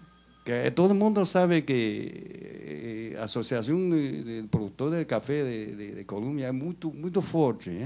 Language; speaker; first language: Portuguese; non-native, learner; Chinese